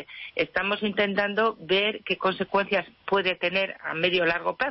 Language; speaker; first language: Spanish; native; Spanish